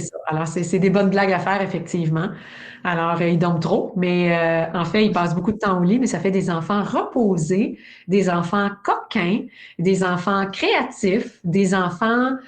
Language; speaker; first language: French; native; French